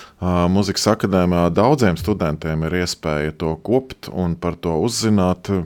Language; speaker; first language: Latvian; native; Latvian